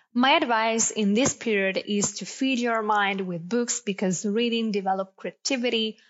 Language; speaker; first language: English; non-native, fluent; Italian